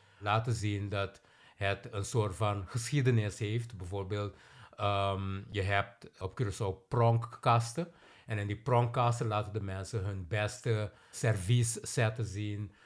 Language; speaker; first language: Dutch; non-native, local second language; Papiamento